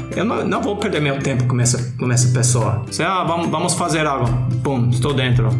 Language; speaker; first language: Portuguese; non-native, fluent; English